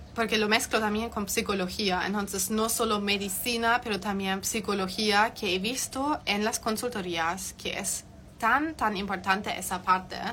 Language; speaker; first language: Spanish; non-native, fluent; German